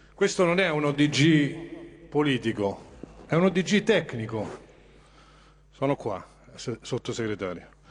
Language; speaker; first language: Italian; native; Italian